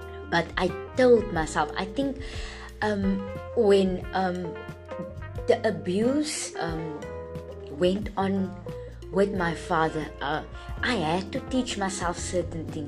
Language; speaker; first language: English; non-native, local second language; Afrikaans